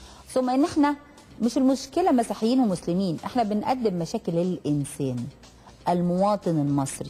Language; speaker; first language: Arabic; native; Arabic